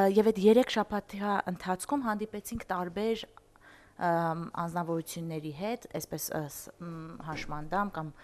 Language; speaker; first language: Armenian; early bilingual, heritage; Armenian